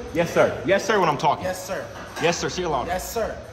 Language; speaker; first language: English; native; English